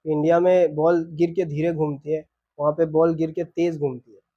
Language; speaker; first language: Hindi; non-native, local second language; Bangla